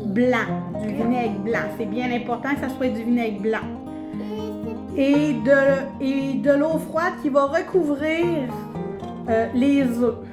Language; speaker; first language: French; native; French